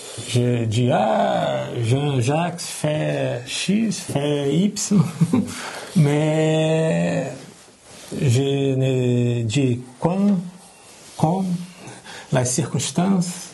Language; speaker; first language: French; non-native, learner; Portuguese